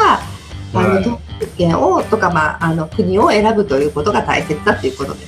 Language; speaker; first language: Japanese; native; Japanese